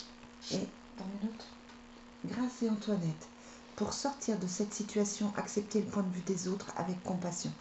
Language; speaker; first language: French; native; French